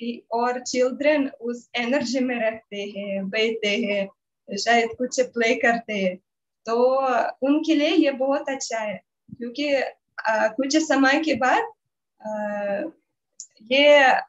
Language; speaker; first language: Hindi; non-native, learner; Russian